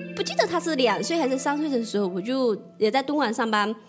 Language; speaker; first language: Chinese; native; Chinese